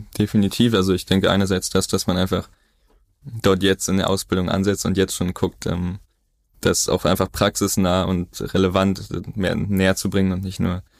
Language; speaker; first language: German; native; German